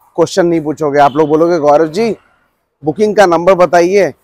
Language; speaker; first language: Hindi; native; Hindi